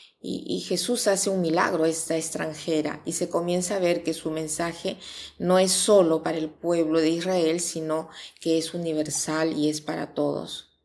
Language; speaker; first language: Spanish; non-native, fluent; Italian